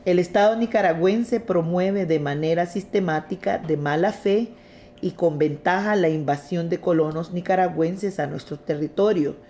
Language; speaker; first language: Spanish; non-native, local second language; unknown